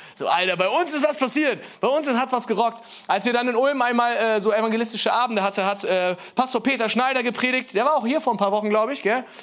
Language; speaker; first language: German; native; German